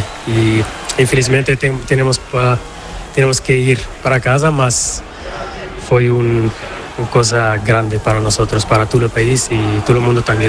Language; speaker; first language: Spanish; non-native, learner; Portuguese